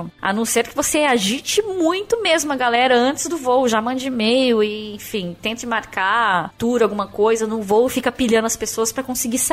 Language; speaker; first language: Portuguese; native; Portuguese